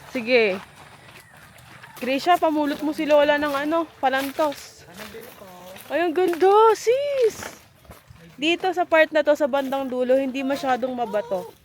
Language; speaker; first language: Filipino; native; Filipino